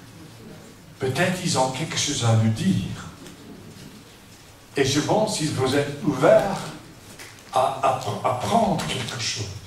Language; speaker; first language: French; non-native, fluent; English